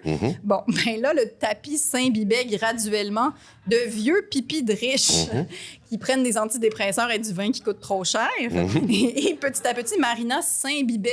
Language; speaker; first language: French; native; French